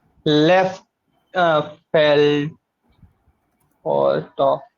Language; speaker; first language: English; non-native, learner; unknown